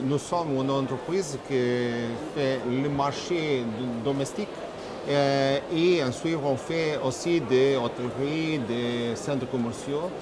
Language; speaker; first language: French; non-native, fluent; Portuguese